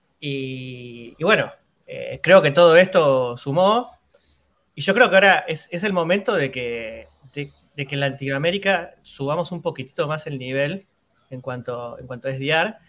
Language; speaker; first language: Spanish; native; Spanish